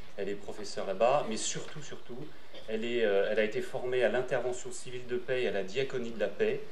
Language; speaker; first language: French; native; French